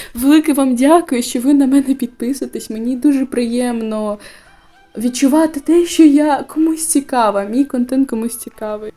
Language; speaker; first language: Ukrainian; native; Ukrainian